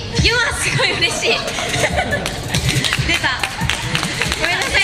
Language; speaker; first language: Japanese; native; Japanese